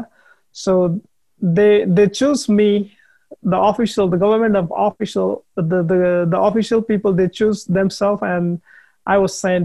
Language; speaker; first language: English; non-native, learner; Nepali